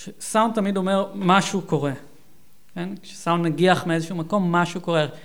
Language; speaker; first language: Hebrew; native; Hebrew